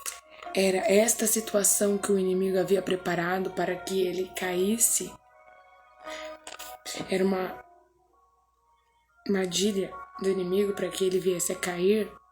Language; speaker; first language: Portuguese; native; Portuguese